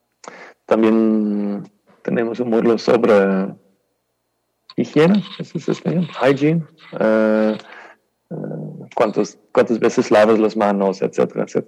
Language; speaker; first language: Spanish; non-native, fluent; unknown